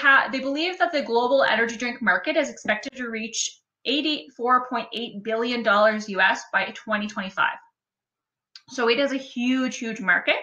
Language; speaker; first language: English; native; English